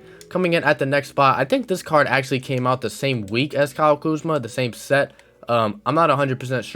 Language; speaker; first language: English; native; English